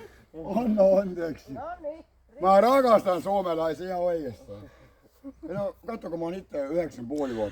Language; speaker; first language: Finnish; non-native, learner; Estonian